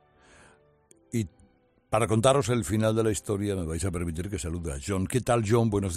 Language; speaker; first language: Spanish; native; Spanish